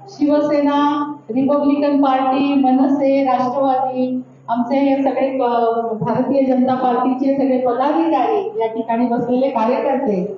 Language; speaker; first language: Marathi; native; Marathi